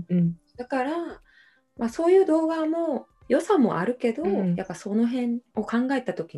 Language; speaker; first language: Japanese; non-native, fluent; Korean